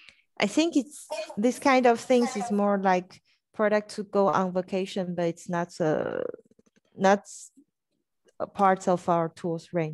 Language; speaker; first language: English; non-native, fluent; French